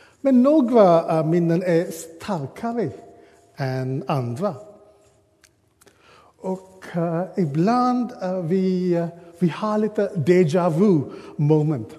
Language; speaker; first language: Swedish; non-native, learner; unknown